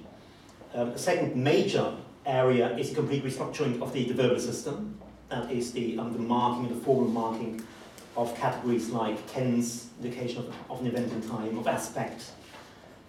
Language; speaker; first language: English; non-native, fluent; German